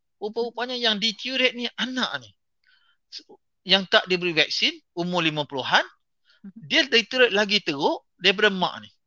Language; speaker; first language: Malay; native; Malay